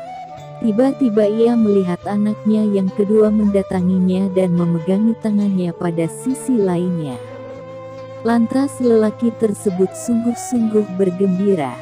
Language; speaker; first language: Indonesian; native; Indonesian